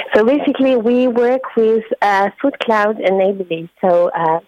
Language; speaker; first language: English; non-native, fluent; French